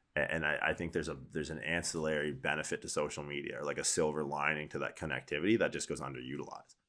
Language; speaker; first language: English; native; English